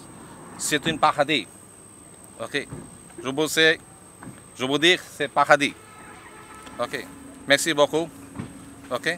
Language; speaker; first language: French; non-native, learner; Bangla